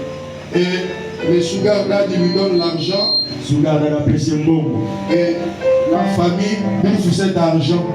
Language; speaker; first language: French; non-native, local second language; Lingala